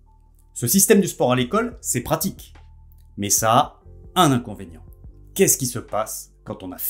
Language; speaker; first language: French; native; French